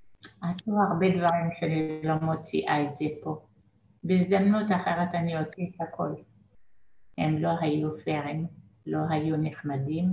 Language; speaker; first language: Hebrew; non-native, fluent; Arabic